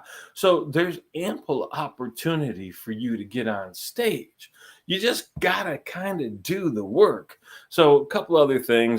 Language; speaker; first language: English; native; English